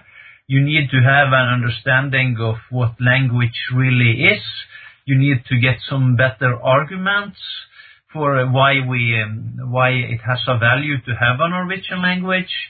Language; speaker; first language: English; non-native, fluent; Norwegian